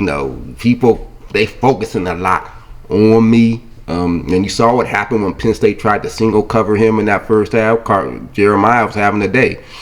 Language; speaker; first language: English; native; English